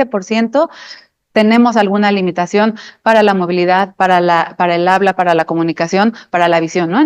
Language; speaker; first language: Spanish; native; Spanish